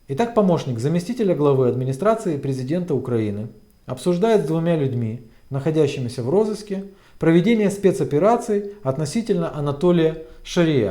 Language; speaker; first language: Russian; native; Russian